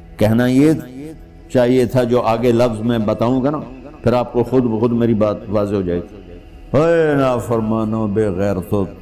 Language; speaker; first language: Urdu; non-native, local second language; Punjabi